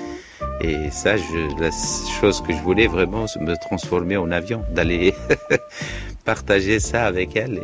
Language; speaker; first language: French; non-native, local second language; Arabic